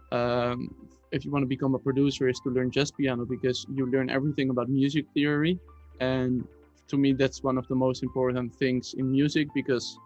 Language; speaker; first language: English; non-native, fluent; Dutch